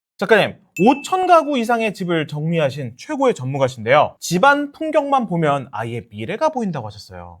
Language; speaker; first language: Korean; native; Korean